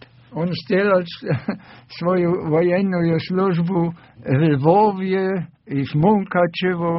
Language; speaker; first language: Russian; non-native, fluent; German